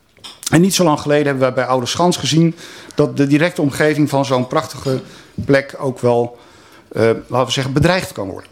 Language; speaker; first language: Dutch; native; Dutch